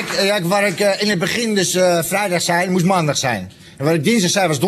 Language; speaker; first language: Dutch; native; Dutch